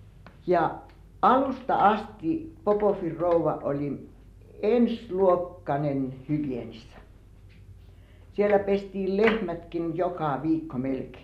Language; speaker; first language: Finnish; native; Finnish